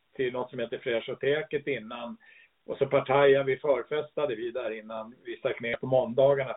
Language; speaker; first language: Swedish; early bilingual, other home language; English